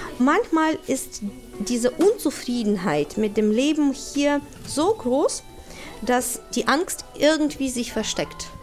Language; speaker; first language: German; non-native, fluent; Ukrainian